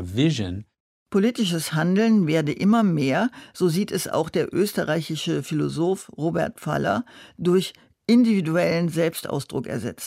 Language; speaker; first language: German; native; German